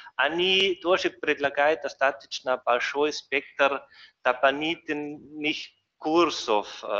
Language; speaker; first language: Russian; non-native, learner; German